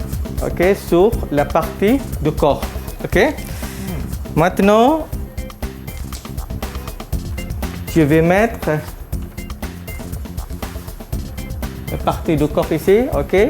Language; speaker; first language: French; non-native, fluent; Malay